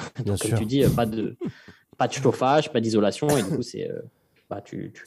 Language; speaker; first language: French; native; French